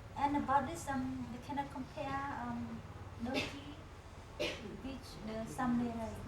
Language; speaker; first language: English; non-native, learner; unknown